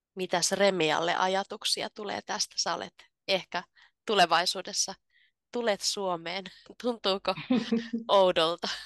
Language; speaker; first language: Finnish; native; Finnish